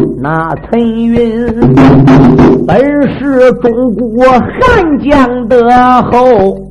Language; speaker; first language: Chinese; native; Chinese